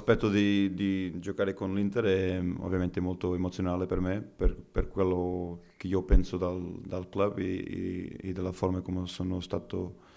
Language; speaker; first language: Italian; non-native, fluent; Portuguese